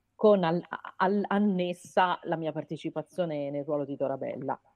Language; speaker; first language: Italian; native; Italian